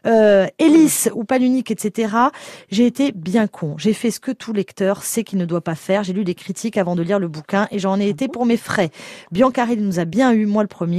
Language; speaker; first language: French; native; French